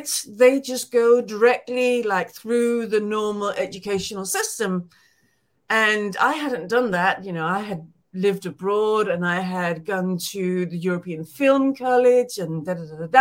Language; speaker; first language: English; non-native, fluent; Danish